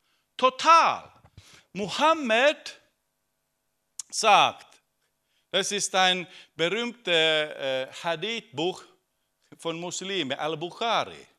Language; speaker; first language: German; non-native, fluent; Finnish